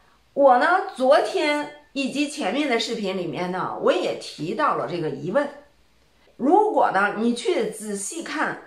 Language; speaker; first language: Chinese; native; Chinese